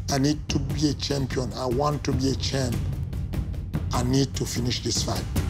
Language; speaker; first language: English; non-native, fluent; French